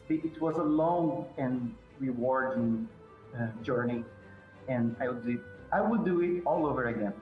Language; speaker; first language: English; non-native, fluent; Portuguese